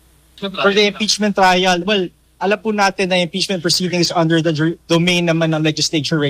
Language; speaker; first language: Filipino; native; Filipino